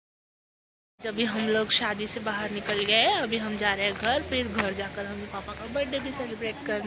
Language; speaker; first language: Hindi; native; Hindi